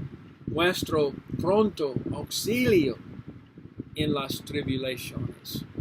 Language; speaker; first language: Spanish; non-native, learner; English